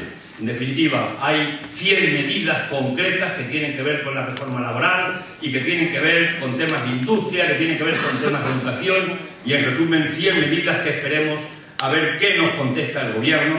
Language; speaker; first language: Spanish; native; Spanish